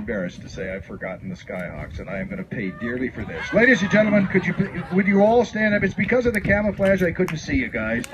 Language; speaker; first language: English; native; English